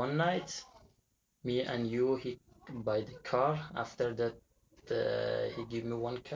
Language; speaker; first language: English; non-native, learner; Persian